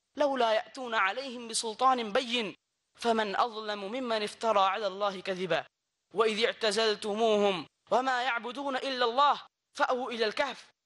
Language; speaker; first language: Arabic; non-native, fluent; Bangla